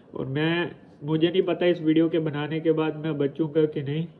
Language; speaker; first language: Hindi; native; Hindi